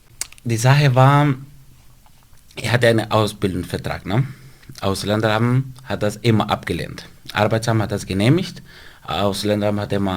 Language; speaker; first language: German; non-native, fluent; Spanish